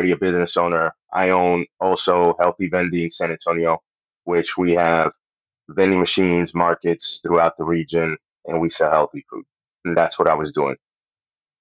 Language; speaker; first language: English; non-native, fluent; Spanish